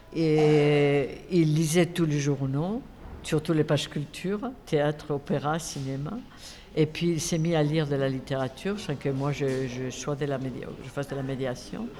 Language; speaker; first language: French; non-native, fluent; Spanish